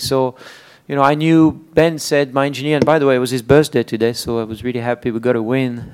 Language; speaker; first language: English; non-native, fluent; French